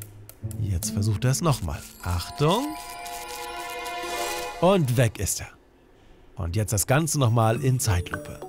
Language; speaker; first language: German; native; German